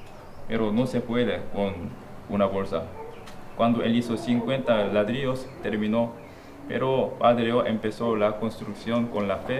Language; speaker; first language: Spanish; non-native, fluent; Korean